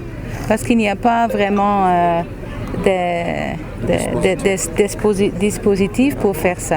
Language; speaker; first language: French; non-native, fluent; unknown